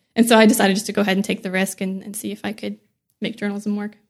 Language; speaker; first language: English; native; English